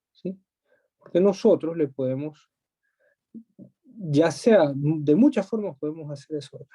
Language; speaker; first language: Spanish; native; Spanish